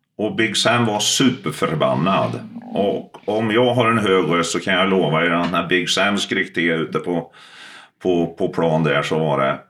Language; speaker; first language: Swedish; early bilingual, other home language; Finnish